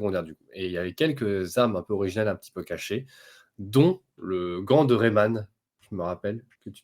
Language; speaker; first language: French; native; French